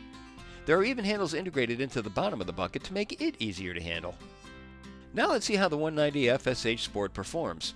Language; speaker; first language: English; native; English